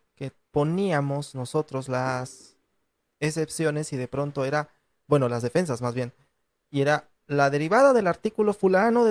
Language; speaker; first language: Spanish; native; Spanish